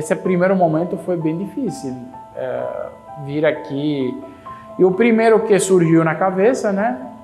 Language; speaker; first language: Portuguese; non-native, fluent; Spanish